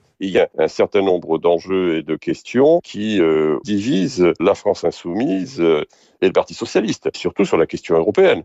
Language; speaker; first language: French; native; French